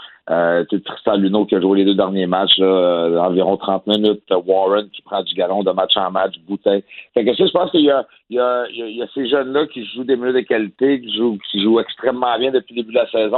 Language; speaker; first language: French; native; French